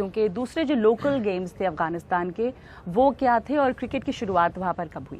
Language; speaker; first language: Hindi; native; Hindi